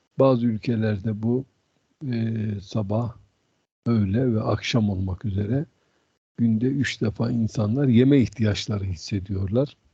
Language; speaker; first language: Turkish; native; Turkish